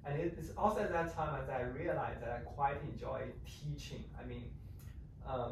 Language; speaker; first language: English; non-native, fluent; Chinese